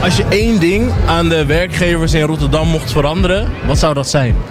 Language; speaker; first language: Dutch; native; Dutch